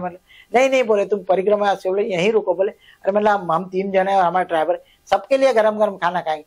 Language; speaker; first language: Hindi; non-native, local second language; Marathi